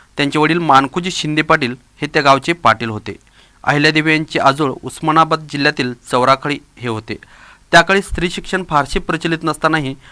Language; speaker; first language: Marathi; native; Marathi